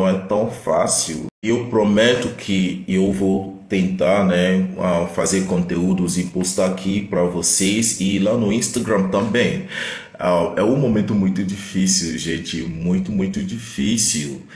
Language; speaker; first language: Portuguese; non-native, fluent; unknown